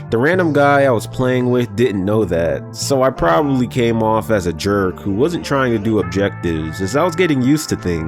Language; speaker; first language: English; native; English